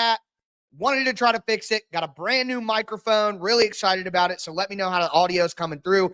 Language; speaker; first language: English; native; English